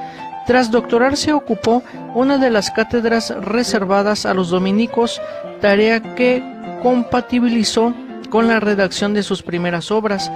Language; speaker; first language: Spanish; native; Spanish